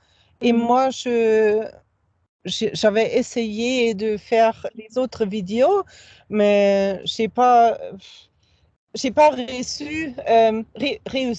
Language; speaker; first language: French; non-native, fluent; German